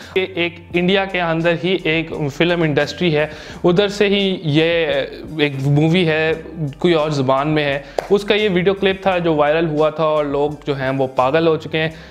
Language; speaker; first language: Urdu; native; Urdu